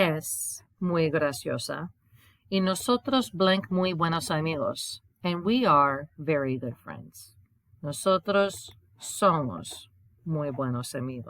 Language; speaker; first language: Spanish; non-native, fluent; English